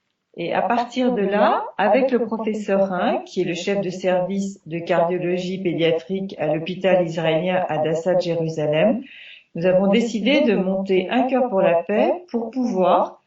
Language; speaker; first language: French; native; French